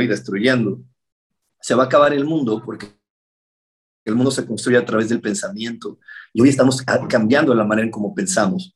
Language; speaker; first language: Spanish; native; Spanish